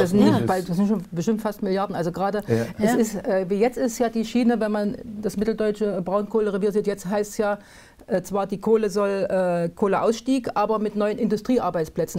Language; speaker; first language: German; native; German